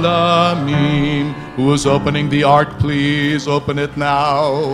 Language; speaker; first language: English; native; English